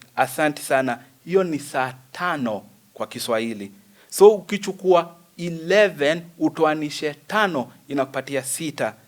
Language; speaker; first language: Swahili; native; Swahili